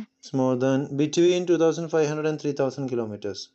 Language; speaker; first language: English; non-native, local second language; Malayalam